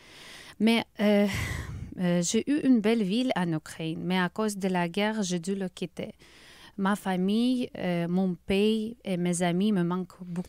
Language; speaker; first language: French; non-native, learner; Ukrainian